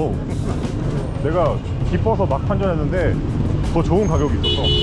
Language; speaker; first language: Korean; native; Korean